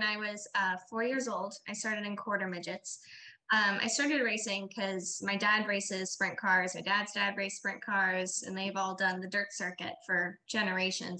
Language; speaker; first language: English; native; English